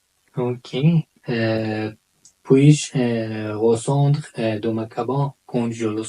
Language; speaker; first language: French; non-native, learner; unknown